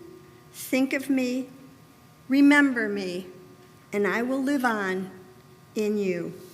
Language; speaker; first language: English; native; English